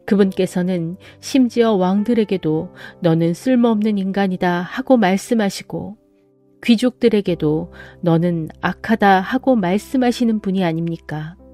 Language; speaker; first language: Korean; native; Korean